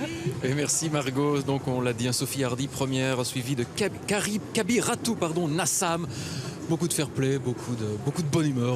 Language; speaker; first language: French; native; French